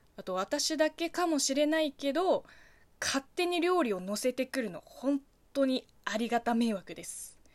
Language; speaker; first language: Japanese; non-native, fluent; Chinese